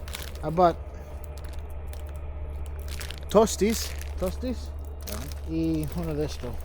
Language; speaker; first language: Spanish; early bilingual, heritage; English